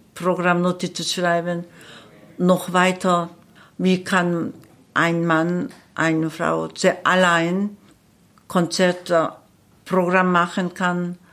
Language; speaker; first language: German; non-native, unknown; Korean